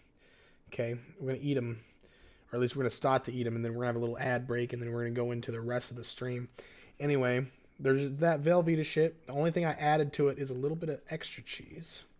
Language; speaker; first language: English; native; English